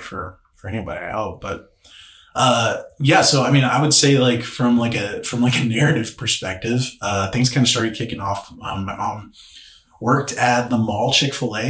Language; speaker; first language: English; native; English